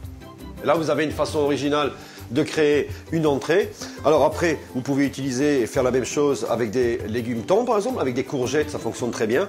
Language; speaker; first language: French; native; French